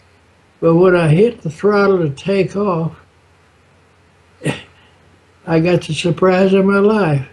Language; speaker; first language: English; native; English